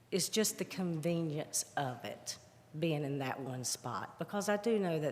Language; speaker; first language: English; native; English